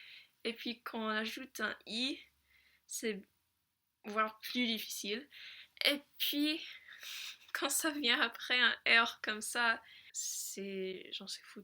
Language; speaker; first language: French; non-native, fluent; English